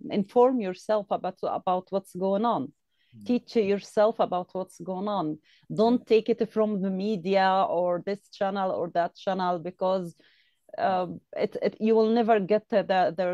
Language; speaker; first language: English; non-native, fluent; Arabic